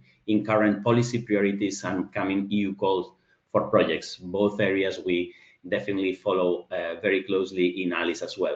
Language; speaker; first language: English; non-native, fluent; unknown